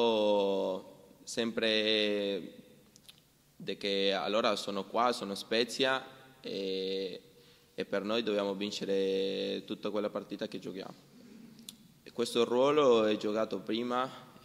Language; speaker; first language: Italian; non-native, learner; Spanish